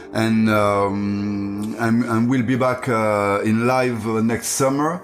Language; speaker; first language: English; non-native, learner; French